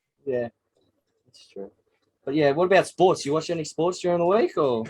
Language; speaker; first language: English; native; English